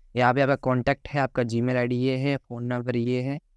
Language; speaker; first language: Hindi; native; Hindi